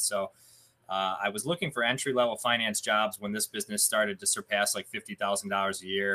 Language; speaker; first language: English; native; English